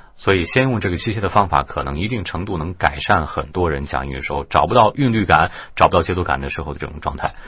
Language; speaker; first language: Chinese; native; Chinese